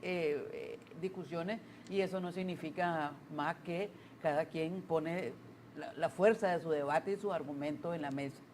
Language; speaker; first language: Spanish; native; Spanish